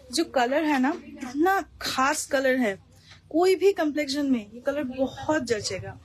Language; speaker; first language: Hindi; non-native, local second language; Bangla